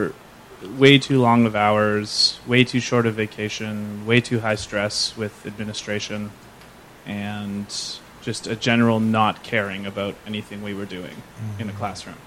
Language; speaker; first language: English; native; English